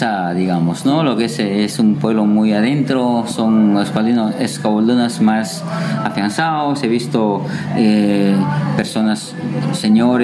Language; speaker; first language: Spanish; native; Spanish